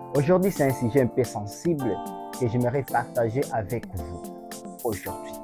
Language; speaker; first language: French; non-native, local second language; Swahili